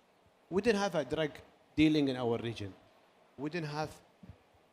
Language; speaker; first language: English; non-native, learner; Arabic